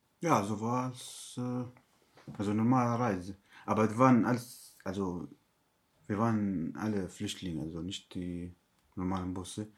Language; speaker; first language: German; non-native, learner; Arabic